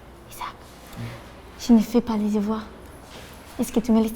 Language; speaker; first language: French; non-native, learner; Spanish